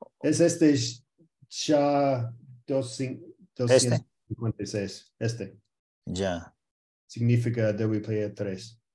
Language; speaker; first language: Spanish; early bilingual, heritage; Spanish